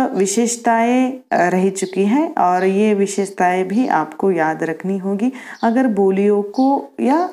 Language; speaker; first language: Hindi; non-native, local second language; Marathi